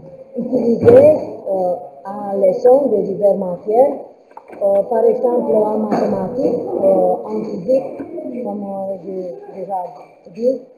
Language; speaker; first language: French; non-native, learner; Romanian